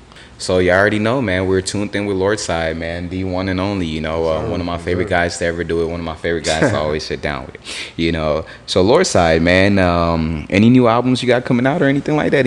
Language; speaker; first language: English; native; English